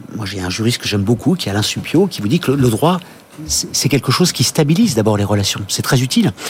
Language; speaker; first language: French; native; French